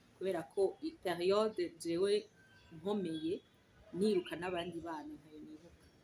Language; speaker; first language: Rundi; native; Rundi